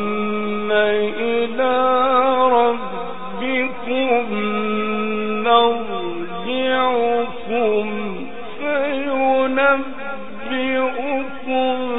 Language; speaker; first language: Arabic; native; Arabic